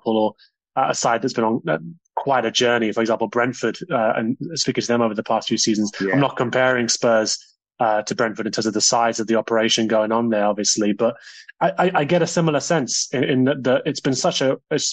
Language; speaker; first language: English; native; English